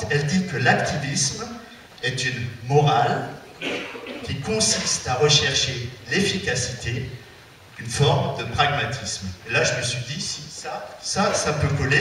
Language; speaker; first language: French; native; French